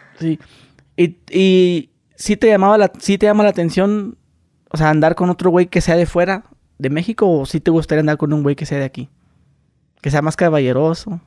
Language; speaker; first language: Spanish; native; Spanish